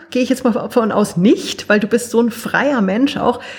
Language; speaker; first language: German; native; German